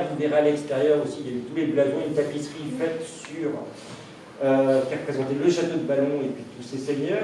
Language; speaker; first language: French; native; French